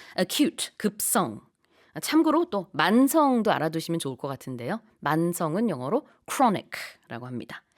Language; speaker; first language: Korean; native; Korean